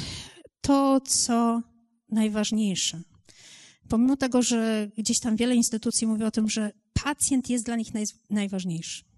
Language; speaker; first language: Polish; native; Polish